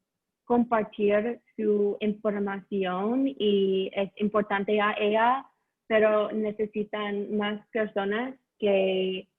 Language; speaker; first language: Spanish; non-native, learner; English